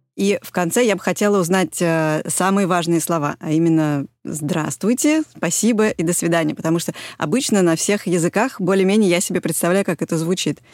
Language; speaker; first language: Russian; native; Russian